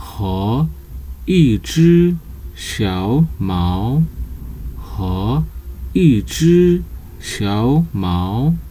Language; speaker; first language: Chinese; non-native, fluent; Nepali